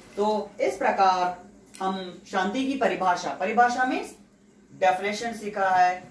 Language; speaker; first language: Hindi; non-native, local second language; Telugu